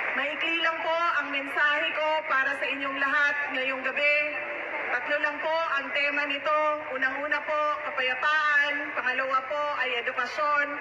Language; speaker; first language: Filipino; non-native, local second language; Cebuano